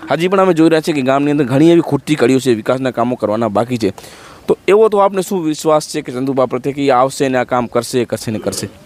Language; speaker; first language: Gujarati; native; Gujarati